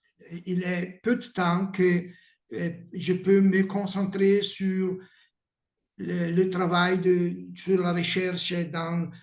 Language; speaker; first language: French; non-native, learner; Italian